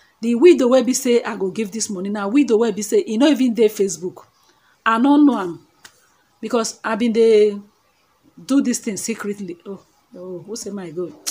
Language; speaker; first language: Nigerian Pidgin; non-native, local second language; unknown